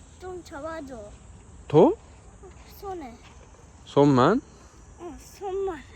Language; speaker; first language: Korean; early bilingual, other home language; Uzbek